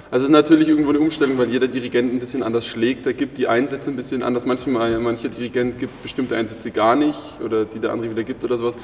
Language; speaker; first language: German; native; German